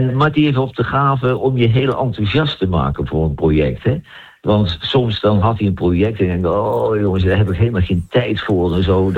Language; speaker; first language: Dutch; native; Dutch